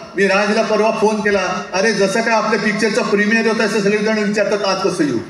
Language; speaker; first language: Marathi; native; Marathi